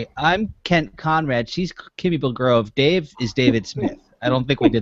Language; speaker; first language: English; native; English